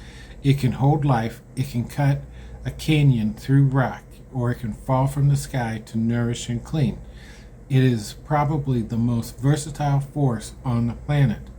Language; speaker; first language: English; native; English